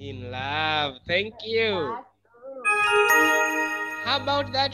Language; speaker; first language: English; non-native, fluent; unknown